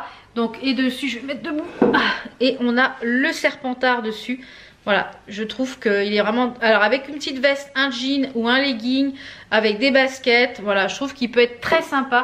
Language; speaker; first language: French; native; French